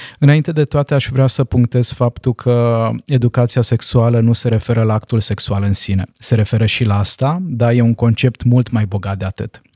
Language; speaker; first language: Romanian; non-native, local second language; Hungarian